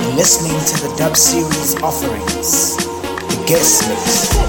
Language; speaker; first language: English; non-native, local second language; Zulu